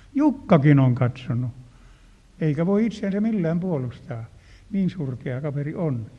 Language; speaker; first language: Finnish; native; Finnish